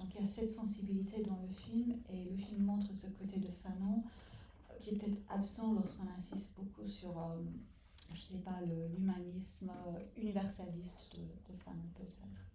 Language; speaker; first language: French; non-native, fluent; English